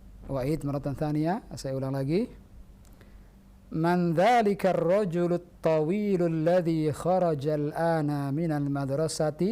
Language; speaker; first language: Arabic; non-native, fluent; Indonesian